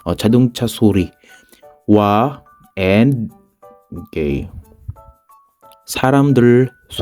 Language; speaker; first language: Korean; non-native, fluent; Filipino